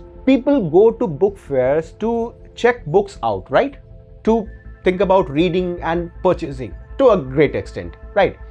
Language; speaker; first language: English; non-native, local second language; Hindi